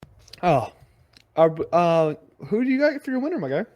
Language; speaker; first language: English; native; English